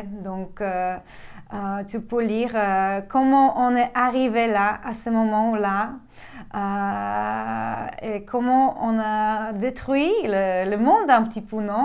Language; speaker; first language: French; non-native, fluent; Polish